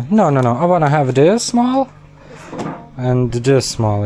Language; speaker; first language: English; non-native, learner; Lithuanian